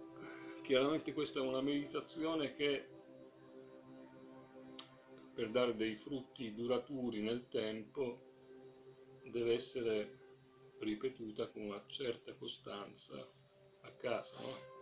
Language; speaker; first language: Italian; native; Italian